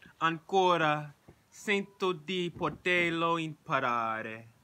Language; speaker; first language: Italian; non-native, learner; English